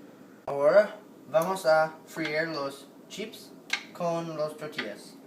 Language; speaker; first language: Spanish; non-native, learner; English